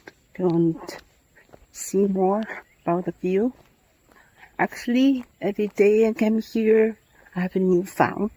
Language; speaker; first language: English; non-native, learner; Chinese